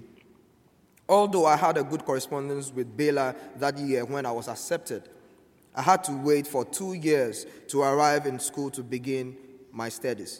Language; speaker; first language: English; non-native, local second language; Akan